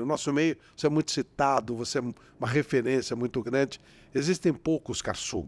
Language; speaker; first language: Portuguese; native; Portuguese